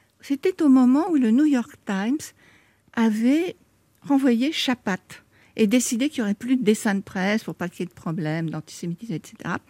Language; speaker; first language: French; native; French